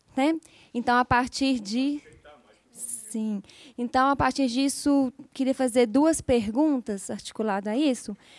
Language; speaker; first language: Portuguese; native; Portuguese